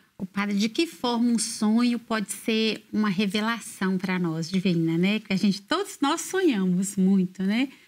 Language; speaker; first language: Portuguese; native; Portuguese